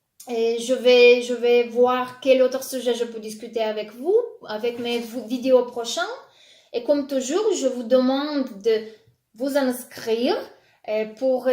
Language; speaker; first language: French; non-native, fluent; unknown